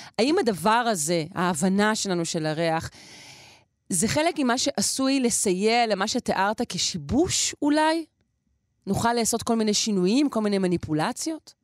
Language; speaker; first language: Hebrew; native; Hebrew